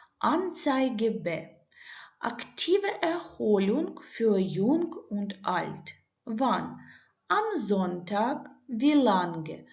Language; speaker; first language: German; non-native, learner; Ukrainian